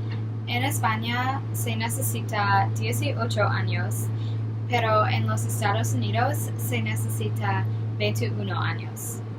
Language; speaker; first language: Spanish; non-native, learner; English